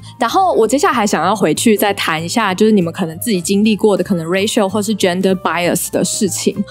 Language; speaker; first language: Chinese; native; Chinese